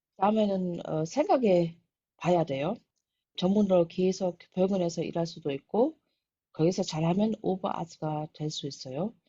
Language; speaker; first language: Korean; early bilingual, heritage; Korean